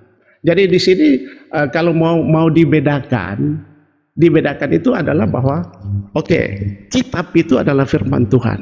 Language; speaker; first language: Indonesian; native; Indonesian